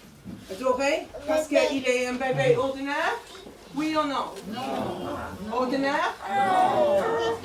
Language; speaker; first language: French; non-native, fluent; English